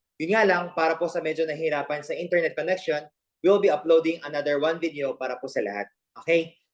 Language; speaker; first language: Filipino; native; Filipino